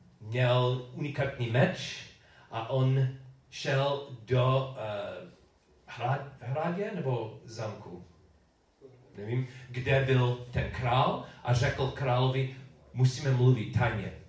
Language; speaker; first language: Czech; non-native, learner; English